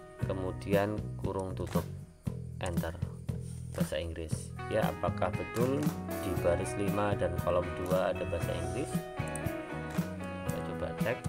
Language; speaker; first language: Indonesian; native; Indonesian